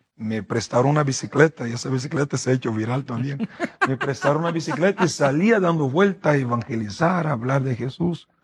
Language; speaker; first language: Spanish; non-native, fluent; Portuguese